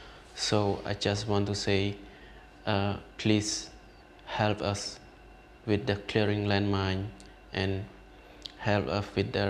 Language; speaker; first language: English; non-native, learner; Khmer